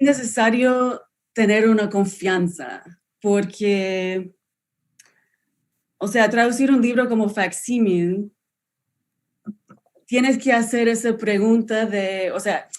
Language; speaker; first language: Spanish; non-native, fluent; English